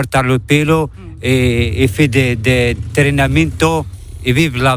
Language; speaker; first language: Spanish; non-native, learner; Arabic